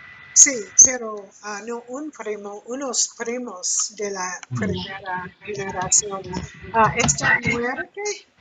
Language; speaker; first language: Spanish; non-native, learner; English